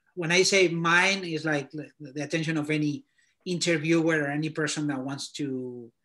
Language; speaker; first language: English; non-native, fluent; Spanish